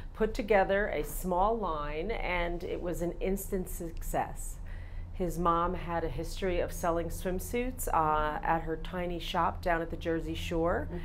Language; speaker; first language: English; native; English